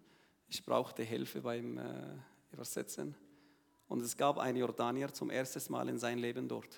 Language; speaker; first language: German; non-native, learner; Arabic